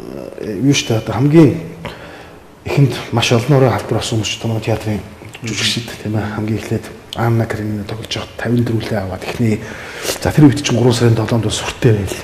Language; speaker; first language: Mongolian; native; Mongolian